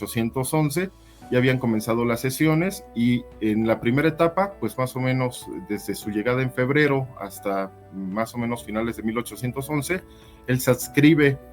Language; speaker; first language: Spanish; native; Spanish